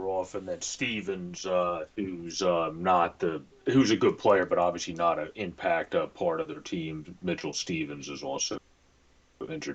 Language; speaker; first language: English; native; English